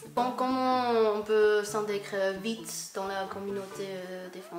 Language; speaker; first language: French; non-native, fluent; Chinese